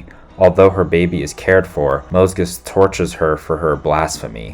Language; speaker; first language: English; native; English